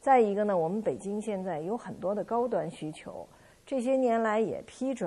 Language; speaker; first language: Chinese; native; Chinese